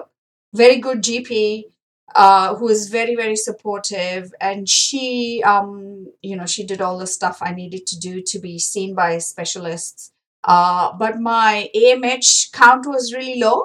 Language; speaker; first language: English; non-native, local second language; Marathi